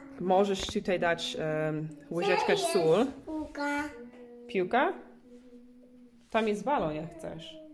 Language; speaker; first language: Polish; non-native, learner; English